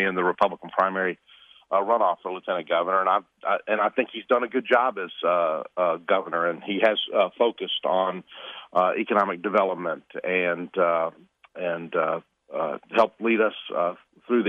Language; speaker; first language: English; native; English